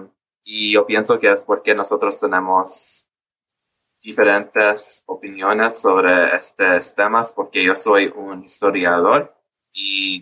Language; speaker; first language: Spanish; early bilingual, heritage; English